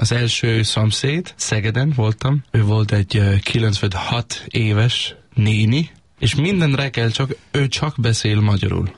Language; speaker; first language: Hungarian; non-native, learner; Danish